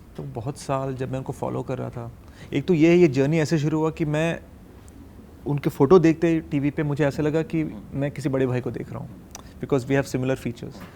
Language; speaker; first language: Hindi; non-native, fluent; Telugu